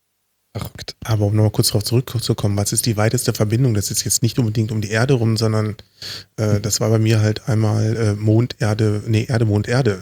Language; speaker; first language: German; native; German